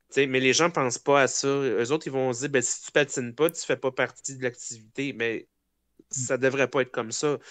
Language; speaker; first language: French; native; French